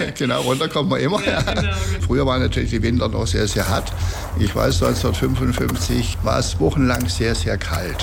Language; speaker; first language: German; native; German